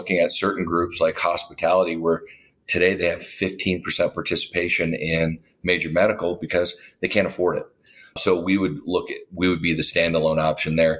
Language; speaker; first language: English; native; English